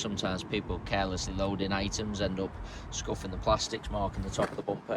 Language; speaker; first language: English; native; English